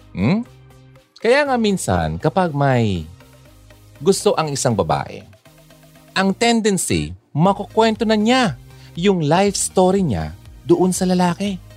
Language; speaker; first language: Filipino; non-native, local second language; Bikol